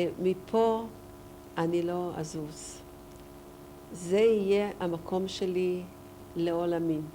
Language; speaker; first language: Hebrew; non-native, fluent; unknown